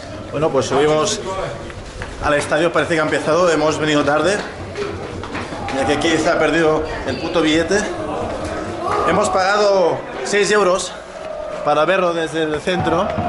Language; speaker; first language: Spanish; native; Spanish